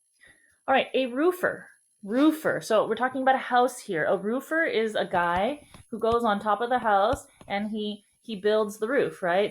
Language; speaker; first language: English; native; English